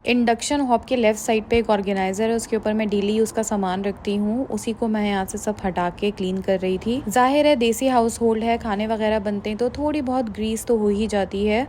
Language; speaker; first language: Urdu; native; Urdu